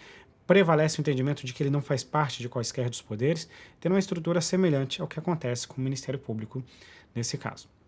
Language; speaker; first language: Portuguese; native; Portuguese